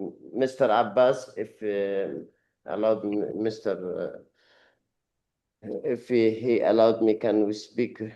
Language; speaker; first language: English; non-native, learner; Arabic